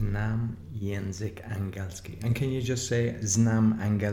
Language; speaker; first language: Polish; non-native, learner; English